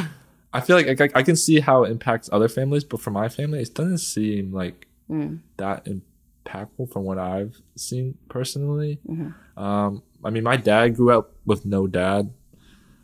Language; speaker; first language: English; early bilingual, other home language; Vietnamese